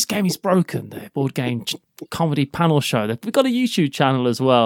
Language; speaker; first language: English; native; English